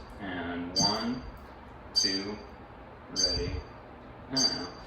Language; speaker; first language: English; native; English